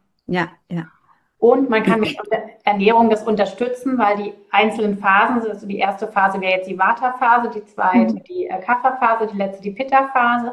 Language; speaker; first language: German; native; German